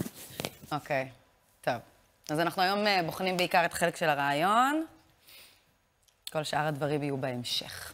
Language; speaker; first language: Hebrew; native; Hebrew